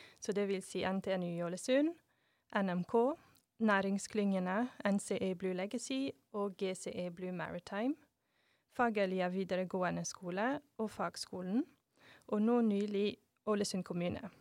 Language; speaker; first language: Norwegian; non-native, fluent; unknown